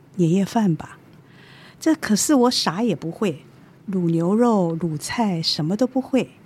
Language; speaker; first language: Chinese; native; Chinese